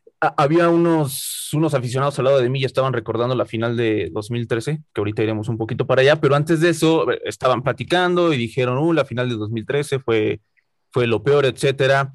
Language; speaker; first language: Spanish; native; Spanish